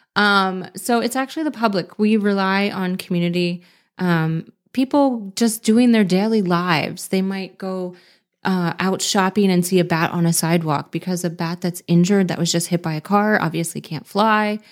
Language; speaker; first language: English; native; English